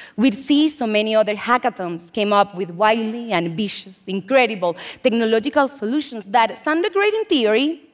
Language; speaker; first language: English; non-native, fluent; Spanish